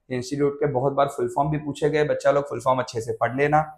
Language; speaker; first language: Hindi; non-native, local second language; Gujarati